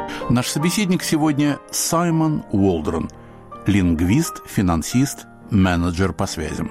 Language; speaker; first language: Russian; native; Russian